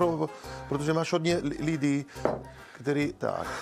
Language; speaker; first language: Czech; non-native, learner; Italian